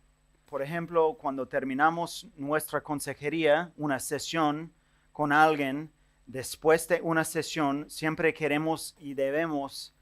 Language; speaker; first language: Spanish; non-native, fluent; English